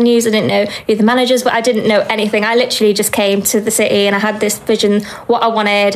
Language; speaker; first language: English; native; English